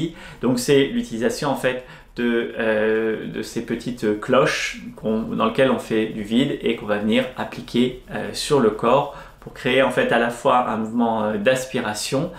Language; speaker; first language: French; native; French